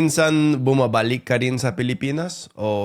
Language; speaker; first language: Filipino; non-native, fluent; English